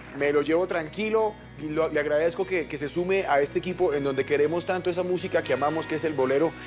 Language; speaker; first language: Spanish; native; Spanish